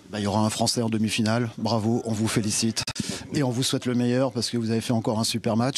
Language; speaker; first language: French; native; French